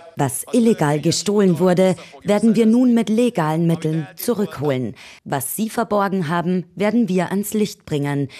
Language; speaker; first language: German; native; German